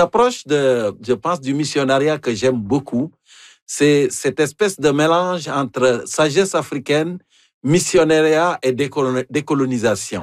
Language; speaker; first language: French; native; French